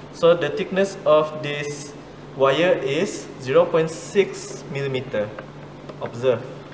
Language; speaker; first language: English; non-native, local second language; Malay